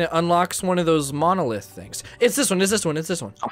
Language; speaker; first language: English; native; English